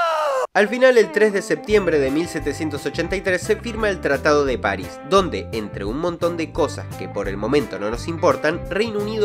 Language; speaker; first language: Spanish; native; Spanish